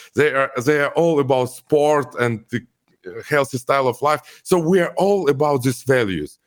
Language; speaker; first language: English; non-native, fluent; Kazakh